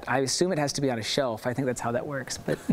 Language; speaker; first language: English; native; English